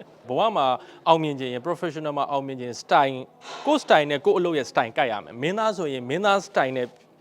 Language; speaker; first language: Burmese; native; Burmese